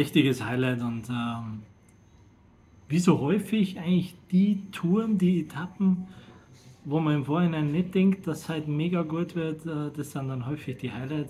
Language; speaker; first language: German; native; German